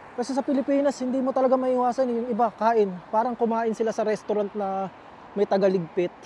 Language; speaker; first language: Filipino; native; Filipino